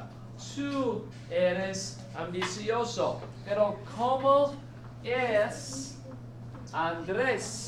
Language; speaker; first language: Spanish; non-native, fluent; English